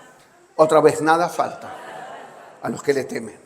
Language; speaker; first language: Spanish; native; Spanish